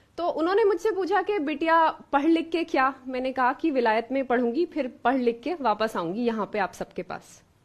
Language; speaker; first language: Hindi; native; Hindi